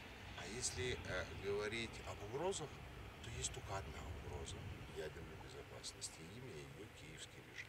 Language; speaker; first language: Russian; native; Russian